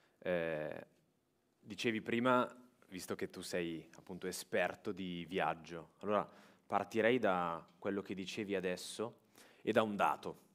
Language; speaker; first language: Italian; native; Italian